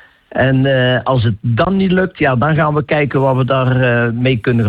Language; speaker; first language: Dutch; native; Dutch